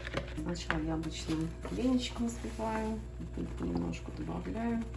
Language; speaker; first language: Russian; native; Russian